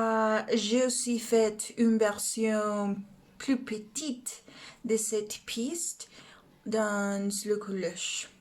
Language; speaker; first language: French; non-native, learner; Spanish